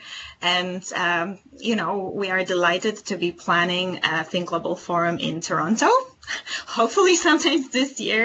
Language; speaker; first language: English; non-native, fluent; Polish